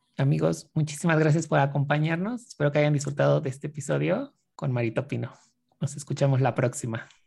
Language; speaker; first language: Spanish; native; Spanish